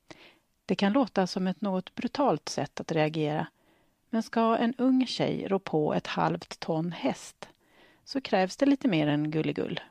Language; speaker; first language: Swedish; native; Swedish